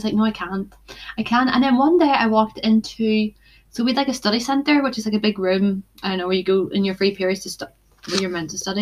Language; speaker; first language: English; native; English